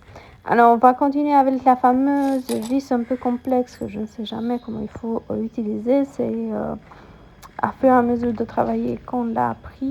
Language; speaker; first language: French; non-native, fluent; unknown